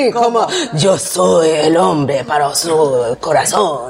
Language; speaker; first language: Spanish; non-native, learner; English